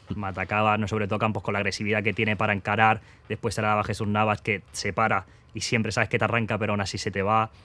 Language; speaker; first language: Spanish; native; Spanish